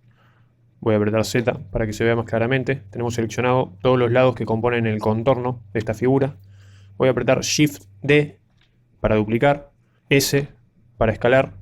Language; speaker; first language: Spanish; native; Spanish